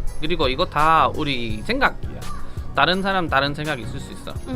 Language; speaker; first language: Korean; non-native, learner; Spanish